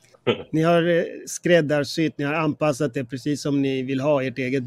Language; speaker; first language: Swedish; early bilingual, heritage; Swedish